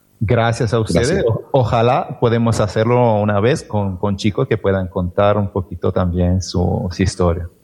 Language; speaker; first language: Spanish; non-native, fluent; Italian